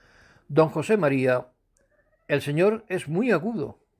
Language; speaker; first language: Spanish; native; Spanish